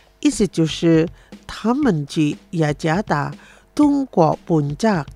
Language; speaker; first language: Chinese; non-native, fluent; Indonesian